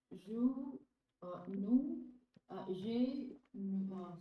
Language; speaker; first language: French; non-native, learner; Hindi